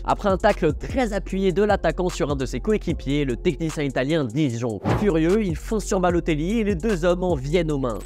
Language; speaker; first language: French; native; French